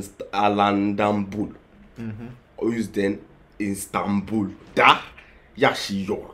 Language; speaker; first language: Turkish; non-native, learner; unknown